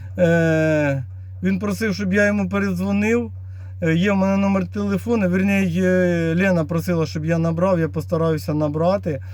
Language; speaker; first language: Ukrainian; native; Ukrainian